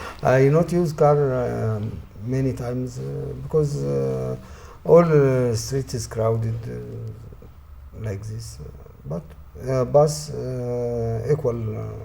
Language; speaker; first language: English; non-native, learner; Arabic